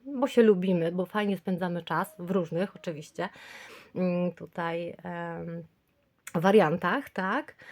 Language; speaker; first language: Polish; native; Polish